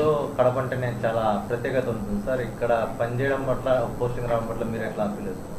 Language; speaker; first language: Telugu; native; Telugu